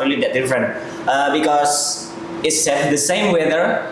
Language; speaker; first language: English; non-native, learner; Indonesian